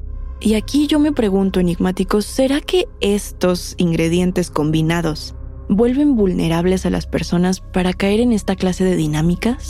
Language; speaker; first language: Spanish; native; Spanish